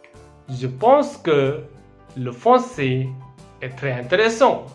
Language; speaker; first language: French; non-native, fluent; Hindi